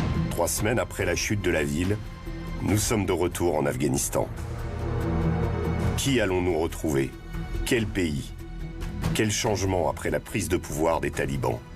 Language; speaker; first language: French; native; French